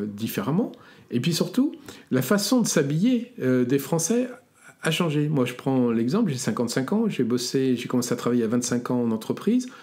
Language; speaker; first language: French; native; French